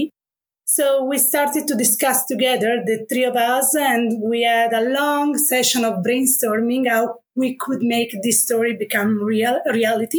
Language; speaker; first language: English; non-native, fluent; Italian